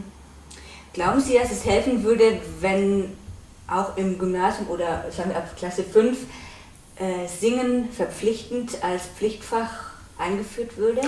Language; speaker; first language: German; native; German